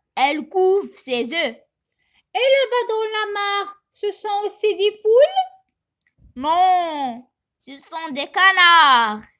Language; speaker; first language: French; non-native, local second language; Arabic